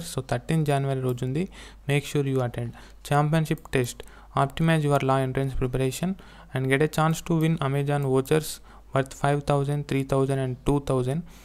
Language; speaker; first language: English; non-native, local second language; Telugu